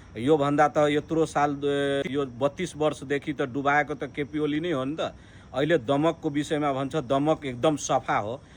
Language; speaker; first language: Nepali; non-native, local second language; Maithili